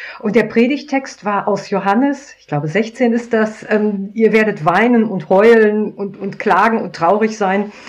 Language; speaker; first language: German; native; German